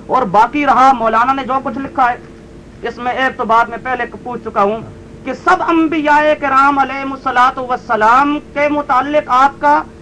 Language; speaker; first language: Urdu; native; Urdu